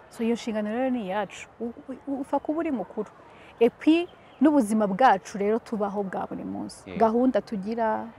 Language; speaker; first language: Kinyarwanda; early bilingual, heritage; Kinyarwanda